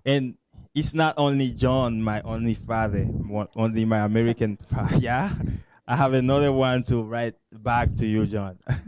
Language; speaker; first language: English; non-native, learner; Spanish